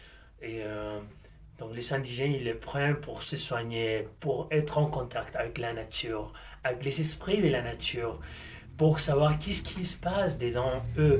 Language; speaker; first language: French; non-native, fluent; Spanish